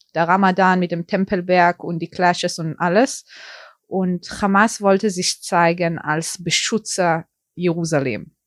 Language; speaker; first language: German; early bilingual, heritage; German